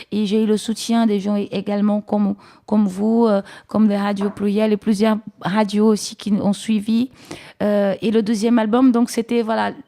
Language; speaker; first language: French; non-native, fluent; Portuguese